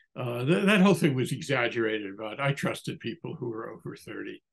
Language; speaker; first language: English; native; English